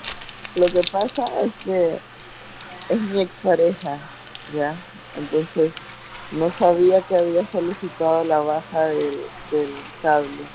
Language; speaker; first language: Spanish; native; Spanish